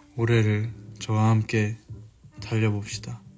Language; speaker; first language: Korean; native; Korean